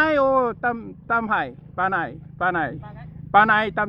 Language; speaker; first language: Vietnamese; non-native, learner; Korean